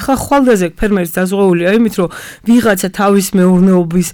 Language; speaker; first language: Georgian; native; Georgian